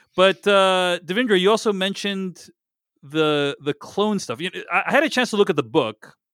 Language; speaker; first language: English; early bilingual, other home language; Chinese